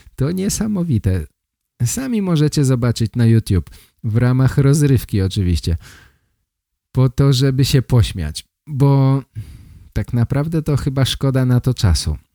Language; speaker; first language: Polish; native; Polish